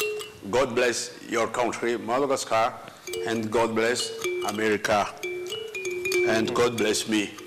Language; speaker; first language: English; non-native, learner; Malagasy